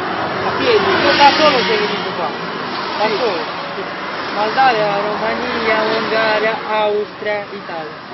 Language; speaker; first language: Italian; non-native, learner; Romanian